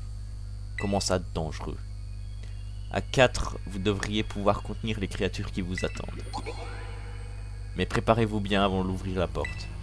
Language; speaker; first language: French; native; French